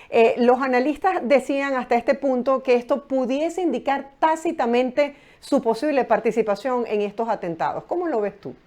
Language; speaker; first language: Spanish; native; Spanish